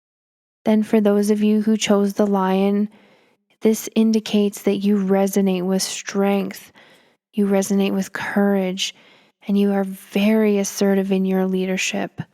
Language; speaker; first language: English; native; English